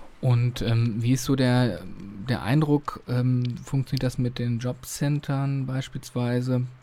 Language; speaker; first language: German; native; German